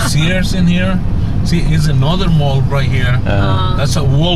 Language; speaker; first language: English; non-native, learner; Spanish